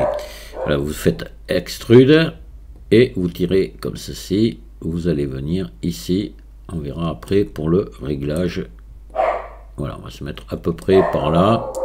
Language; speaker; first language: French; native; French